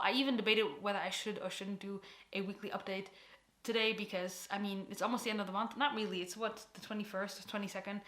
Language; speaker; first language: English; non-native, fluent; Portuguese